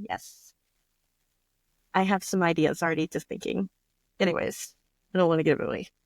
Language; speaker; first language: English; native; English